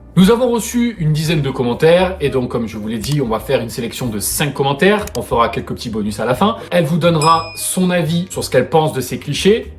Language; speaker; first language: French; native; French